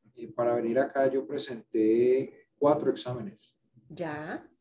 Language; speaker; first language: Spanish; native; Spanish